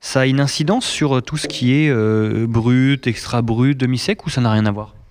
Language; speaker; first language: French; native; French